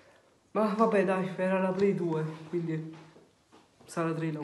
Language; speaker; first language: Italian; native; Italian